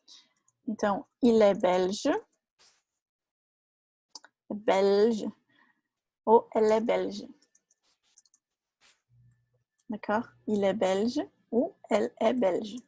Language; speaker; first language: French; non-native, fluent; Portuguese